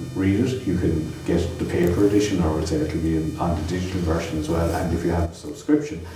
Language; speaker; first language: English; native; English